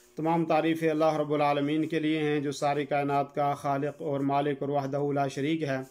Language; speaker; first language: Urdu; non-native, local second language; Gujari